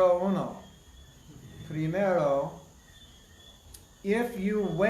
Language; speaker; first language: Spanish; non-native, learner; English